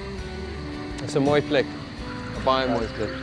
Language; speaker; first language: Afrikaans; non-native, local second language; English